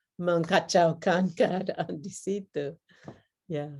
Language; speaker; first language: Indonesian; non-native, fluent; English